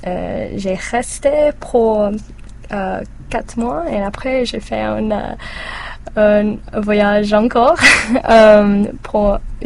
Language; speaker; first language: French; non-native, learner; English